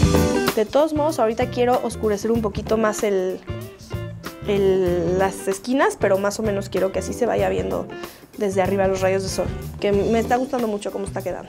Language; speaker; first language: Spanish; native; Spanish